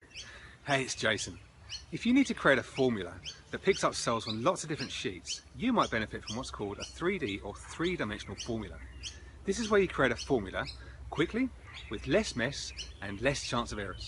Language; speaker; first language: English; native; English